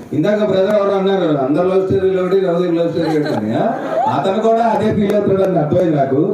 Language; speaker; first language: Telugu; native; Telugu